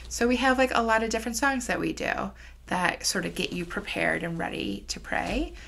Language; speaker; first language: English; native; English